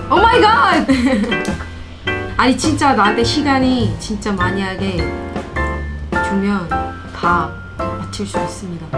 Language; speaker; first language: Korean; non-native, fluent; Arabic